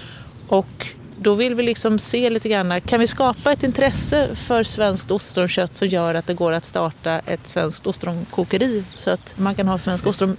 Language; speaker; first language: Swedish; native; Swedish